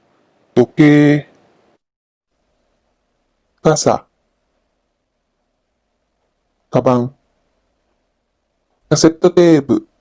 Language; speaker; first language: Japanese; non-native, learner; Filipino